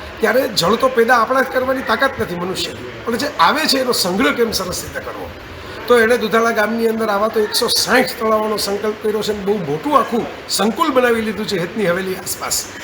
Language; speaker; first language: Gujarati; native; Gujarati